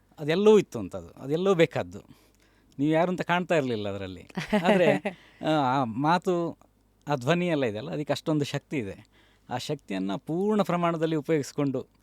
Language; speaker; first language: Kannada; native; Kannada